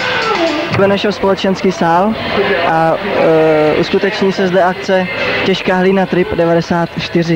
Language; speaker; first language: Czech; native; Czech